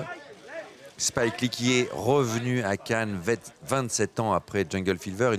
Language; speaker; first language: French; native; French